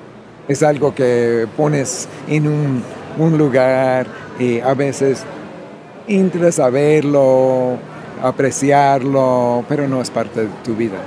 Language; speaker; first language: Spanish; non-native, fluent; English